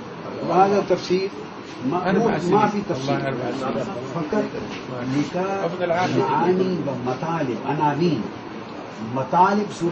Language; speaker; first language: Arabic; non-native, learner; Urdu